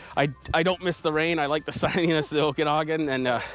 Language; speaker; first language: English; native; English